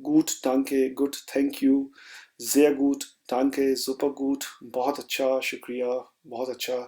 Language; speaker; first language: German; non-native, fluent; Urdu